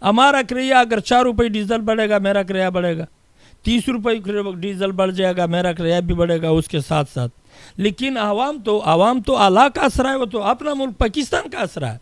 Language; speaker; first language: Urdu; non-native, local second language; Pashto